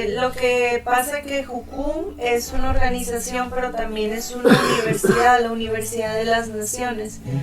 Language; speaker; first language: Spanish; native; Spanish